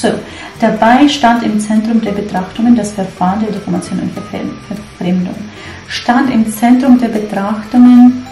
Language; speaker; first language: German; non-native, fluent; Russian